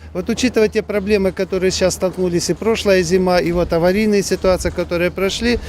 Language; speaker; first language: Russian; non-native, local second language; Ukrainian